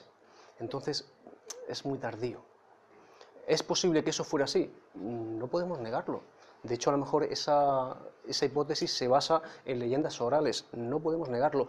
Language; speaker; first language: Spanish; native; Spanish